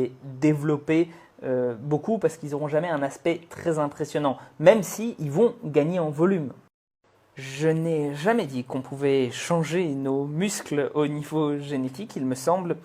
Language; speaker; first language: French; native; French